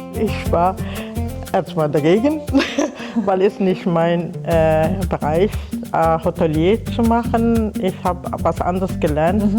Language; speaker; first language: German; non-native, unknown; Arabic